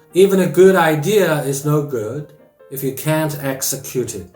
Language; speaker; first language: English; non-native, fluent; Korean